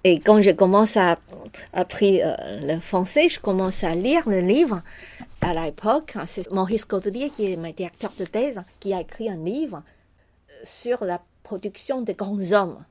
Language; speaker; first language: French; non-native, fluent; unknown